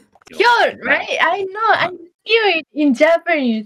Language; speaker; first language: English; non-native, learner; Japanese